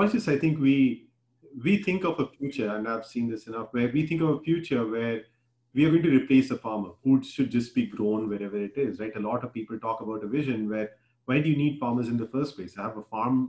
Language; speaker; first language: English; non-native, local second language; Hindi